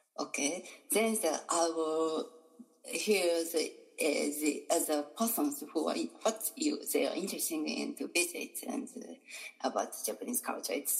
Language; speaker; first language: English; non-native, learner; Japanese